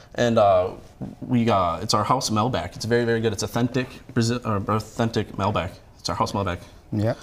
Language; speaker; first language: English; native; English